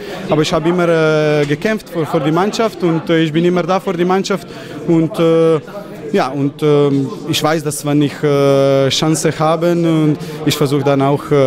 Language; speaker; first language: German; non-native, fluent; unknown